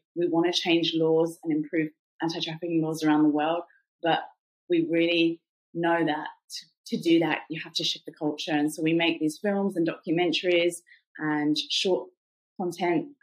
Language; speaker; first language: English; native; English